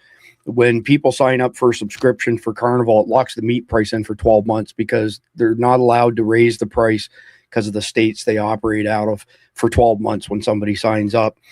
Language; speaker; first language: English; native; English